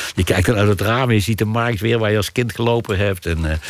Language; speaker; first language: Dutch; native; Dutch